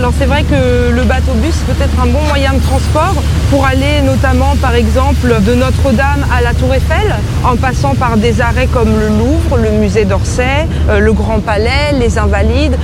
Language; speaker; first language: French; native; French